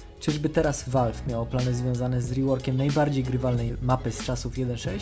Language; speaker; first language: Polish; native; Polish